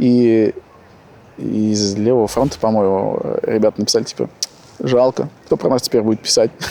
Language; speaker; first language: Russian; native; Russian